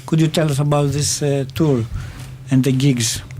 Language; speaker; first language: English; non-native, learner; Greek